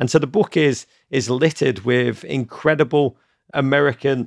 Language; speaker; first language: English; native; English